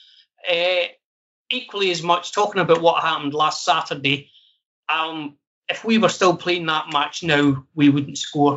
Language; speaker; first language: English; native; English